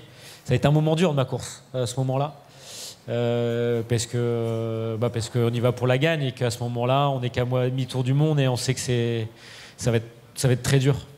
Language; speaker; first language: French; native; French